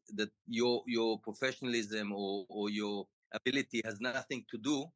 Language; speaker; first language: English; non-native, fluent; Hebrew